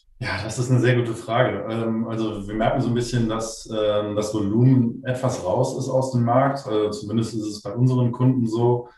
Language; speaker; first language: German; native; German